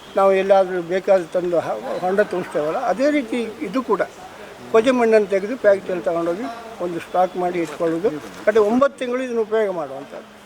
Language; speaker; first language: Kannada; native; Kannada